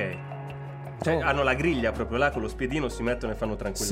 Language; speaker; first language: Italian; native; Italian